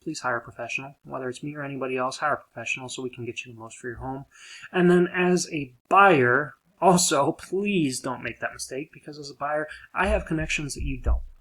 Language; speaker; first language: English; native; English